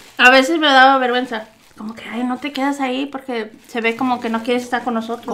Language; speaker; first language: Spanish; early bilingual, heritage; Spanish